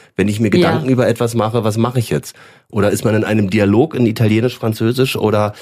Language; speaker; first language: German; native; German